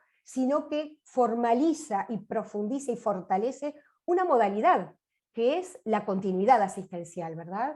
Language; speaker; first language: Spanish; native; Spanish